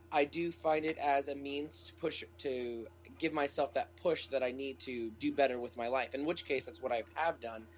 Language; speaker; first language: English; native; English